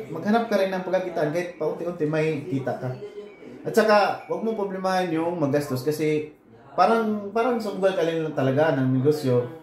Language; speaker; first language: Filipino; non-native, local second language; Cebuano